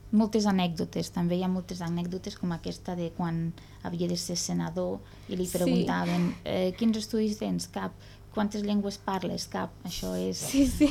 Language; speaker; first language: Catalan; native; Catalan